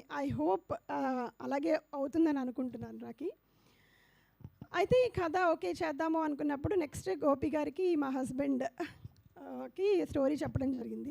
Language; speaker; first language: Telugu; native; Telugu